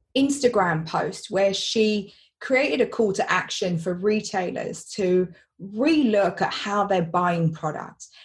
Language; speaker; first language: English; native; English